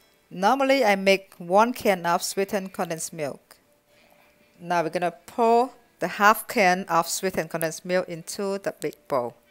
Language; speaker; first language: English; non-native, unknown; Vietnamese